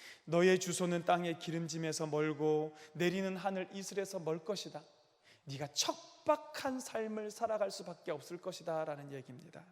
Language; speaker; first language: Korean; native; Korean